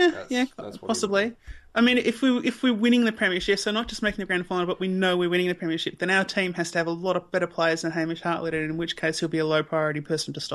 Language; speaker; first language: English; native; English